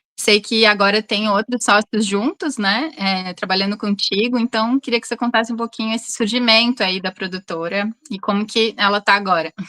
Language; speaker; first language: Portuguese; native; Portuguese